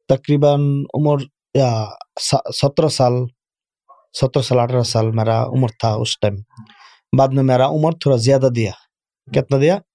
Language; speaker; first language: Urdu; non-native, learner; Bangla